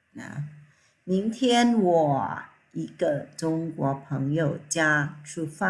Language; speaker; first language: Chinese; non-native, fluent; Thai